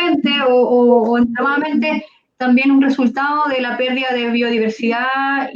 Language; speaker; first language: Spanish; native; Spanish